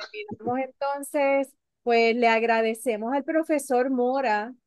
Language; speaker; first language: Spanish; native; Spanish